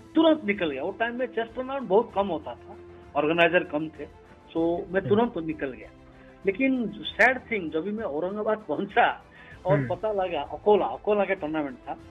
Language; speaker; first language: Hindi; non-native, local second language; Odia